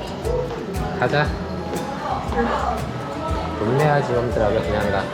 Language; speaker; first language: Korean; native; Korean